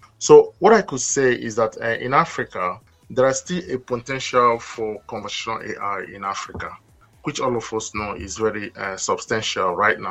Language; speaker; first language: English; non-native, local second language; Igbo